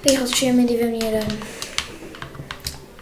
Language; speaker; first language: Welsh; native; Welsh